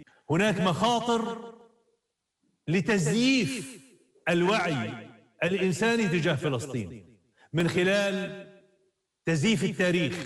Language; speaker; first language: Arabic; native; Arabic